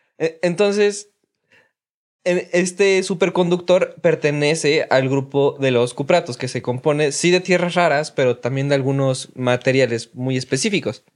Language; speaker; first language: Spanish; native; Spanish